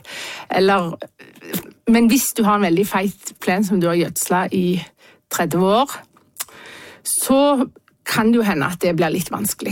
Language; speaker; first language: Norwegian; native; Norwegian